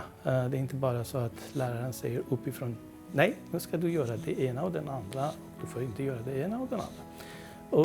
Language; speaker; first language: Swedish; non-native, fluent; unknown